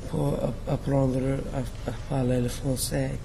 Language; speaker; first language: French; non-native, learner; English